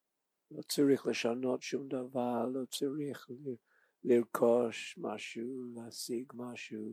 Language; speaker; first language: Hebrew; non-native, fluent; English